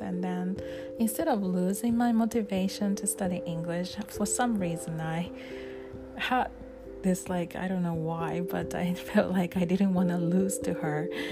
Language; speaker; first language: English; non-native, fluent; Japanese